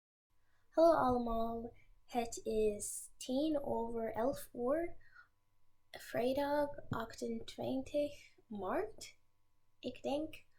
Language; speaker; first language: Dutch; non-native, learner; English